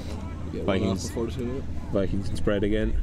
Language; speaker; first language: English; native; English